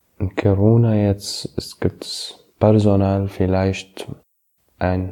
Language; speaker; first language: German; non-native, learner; Arabic